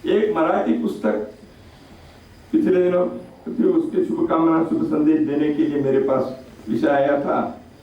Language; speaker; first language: Hindi; non-native, local second language; Kannada